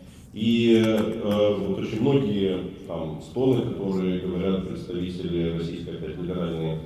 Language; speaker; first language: Russian; native; Russian